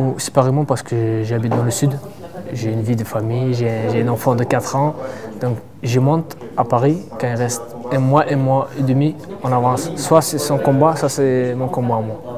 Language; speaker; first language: French; non-native, fluent; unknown